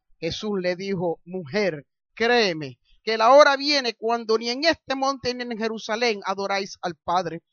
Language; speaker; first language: Spanish; early bilingual, heritage; Spanish